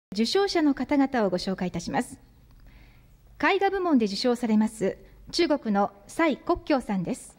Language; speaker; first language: Japanese; native; Japanese